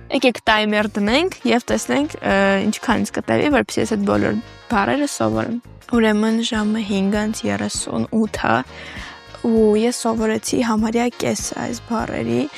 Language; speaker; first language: Armenian; early bilingual, heritage; Armenian